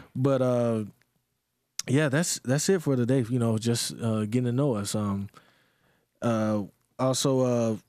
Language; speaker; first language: English; native; English